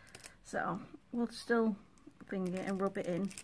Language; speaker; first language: English; native; English